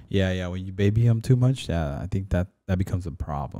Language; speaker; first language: English; early bilingual, other home language; Spanish